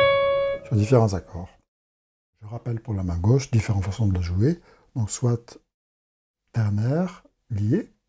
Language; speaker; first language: French; native; French